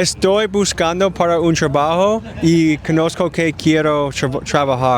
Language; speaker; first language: Spanish; non-native, learner; English